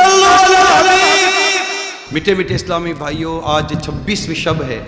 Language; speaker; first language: Urdu; native; Urdu